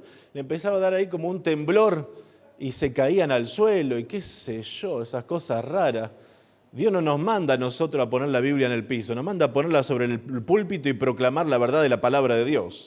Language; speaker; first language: Spanish; native; Spanish